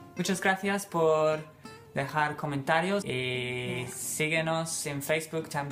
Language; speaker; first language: Spanish; non-native, fluent; English